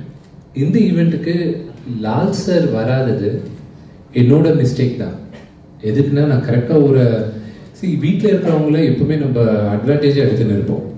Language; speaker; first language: Tamil; non-native, local second language; Telugu